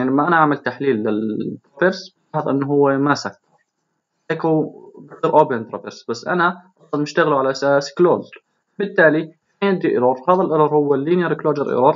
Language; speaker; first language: Arabic; native; Arabic